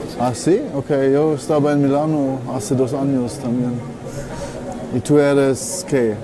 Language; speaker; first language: Spanish; non-native, learner; German